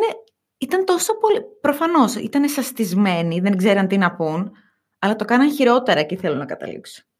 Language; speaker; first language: Greek; native; Greek